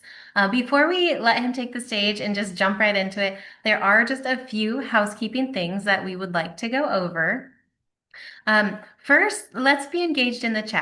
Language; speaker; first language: English; native; English